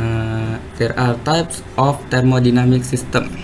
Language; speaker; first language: English; non-native, learner; Indonesian